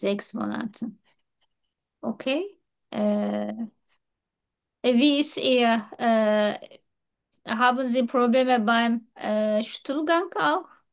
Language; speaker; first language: German; non-native, learner; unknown